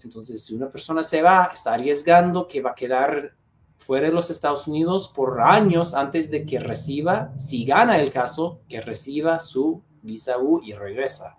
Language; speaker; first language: Spanish; non-native, fluent; English